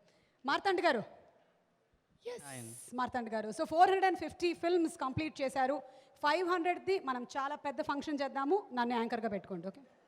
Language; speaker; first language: Telugu; native; Telugu